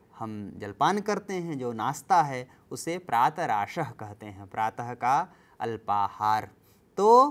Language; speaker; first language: Hindi; native; Hindi